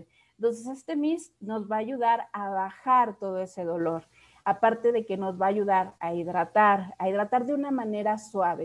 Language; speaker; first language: Spanish; native; Spanish